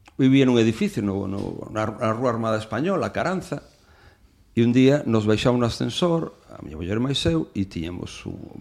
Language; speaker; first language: Galician; non-native, local second language; Spanish